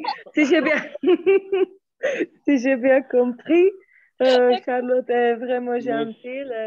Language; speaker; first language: French; non-native, learner; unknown